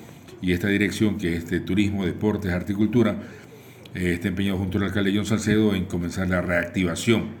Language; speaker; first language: Spanish; native; Spanish